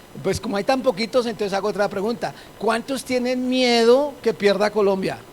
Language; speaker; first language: Spanish; native; Spanish